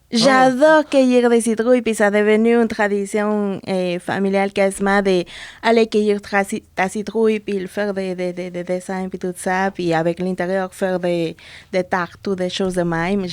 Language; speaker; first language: French; non-native, fluent; Spanish